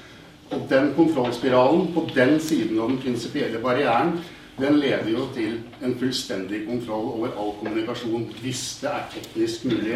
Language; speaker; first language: Norwegian; native; Norwegian